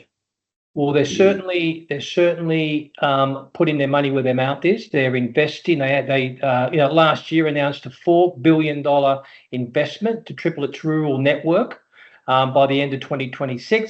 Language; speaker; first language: English; native; English